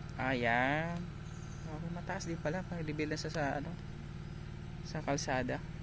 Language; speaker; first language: Filipino; non-native, local second language; Hiligaynon